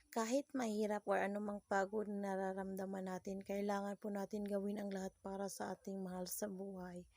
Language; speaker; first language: Filipino; non-native, local second language; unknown